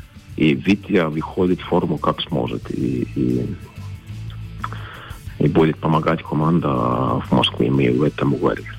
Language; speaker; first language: Russian; non-native, fluent; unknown